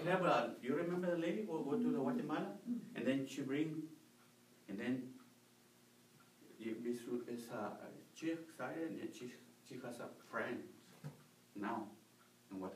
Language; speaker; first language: English; non-native, learner; Spanish